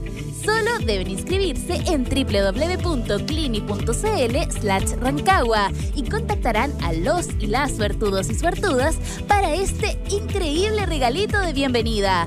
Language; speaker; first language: Spanish; native; Spanish